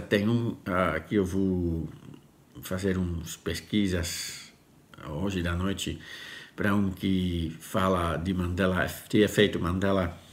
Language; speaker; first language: Portuguese; non-native, learner; Dutch